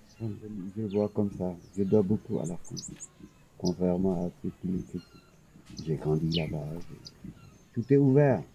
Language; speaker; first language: French; non-native, local second language; Wolof